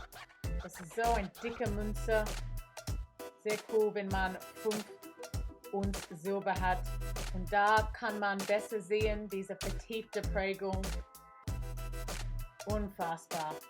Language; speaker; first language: German; non-native, learner; English